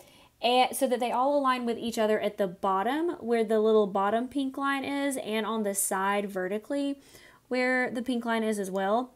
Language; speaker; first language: English; native; English